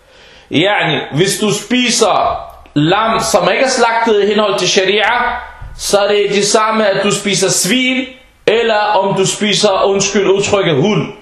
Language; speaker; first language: Danish; non-native, fluent; Arabic